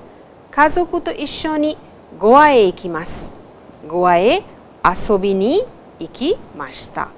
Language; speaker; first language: Japanese; non-native, learner; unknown